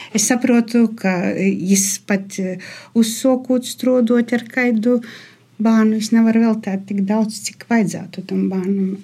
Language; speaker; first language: Latvian; native; Latvian